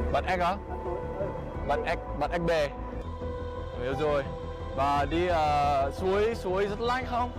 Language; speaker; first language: Vietnamese; non-native, learner; English